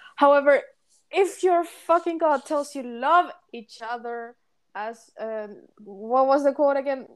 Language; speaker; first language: English; non-native, fluent; Spanish